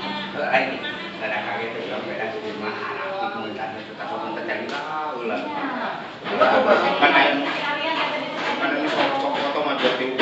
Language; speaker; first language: Indonesian; non-native, local second language; Sundanese